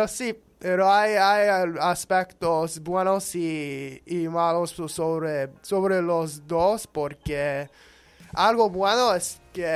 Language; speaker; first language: Spanish; non-native, learner; English